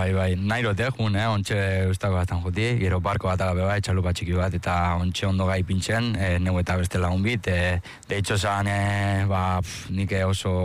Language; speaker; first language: Basque; native; Basque